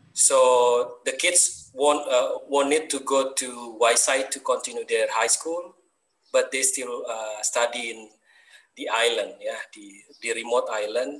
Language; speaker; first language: English; non-native, learner; Indonesian